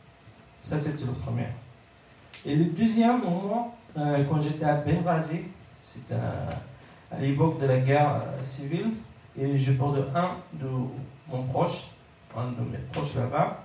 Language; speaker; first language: French; non-native, learner; Arabic